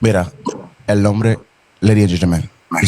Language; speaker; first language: Spanish; non-native, learner; Haitian Creole